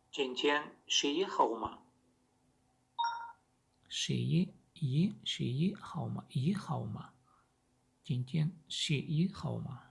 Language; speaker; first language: Chinese; non-native, learner; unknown